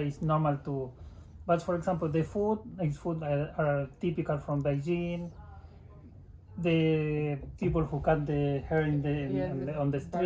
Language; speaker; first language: English; non-native, learner; Spanish